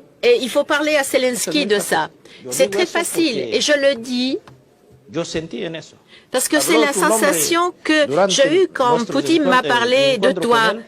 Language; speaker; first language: French; non-native, local second language; Portuguese